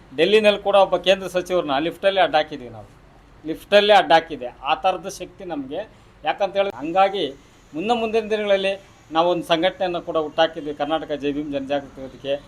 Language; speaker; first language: Kannada; native; Kannada